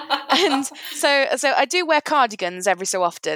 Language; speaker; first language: English; native; English